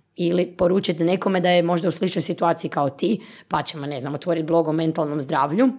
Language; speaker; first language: Croatian; native; Croatian